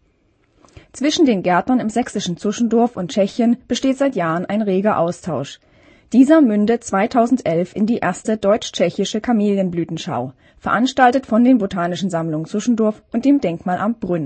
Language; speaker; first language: German; native; German